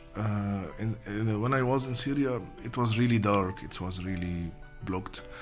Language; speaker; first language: English; non-native, learner; Arabic